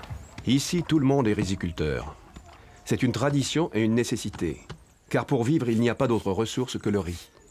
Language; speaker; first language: French; native; French